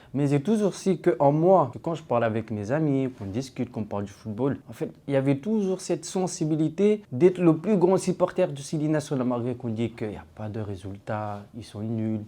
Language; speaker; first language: French; non-native, local second language; Fula